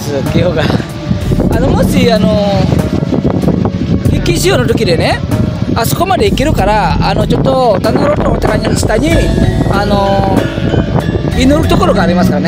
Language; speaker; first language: Japanese; non-native, fluent; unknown